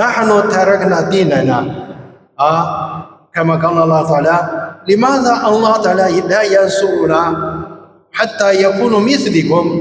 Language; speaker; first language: Arabic; non-native, fluent; Chinese